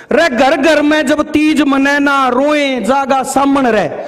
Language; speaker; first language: Hindi; native; Hindi